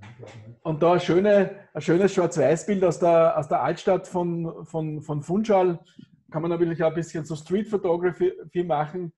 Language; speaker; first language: German; native; German